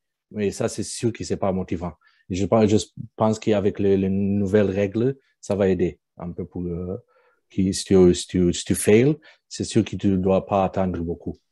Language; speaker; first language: French; non-native, fluent; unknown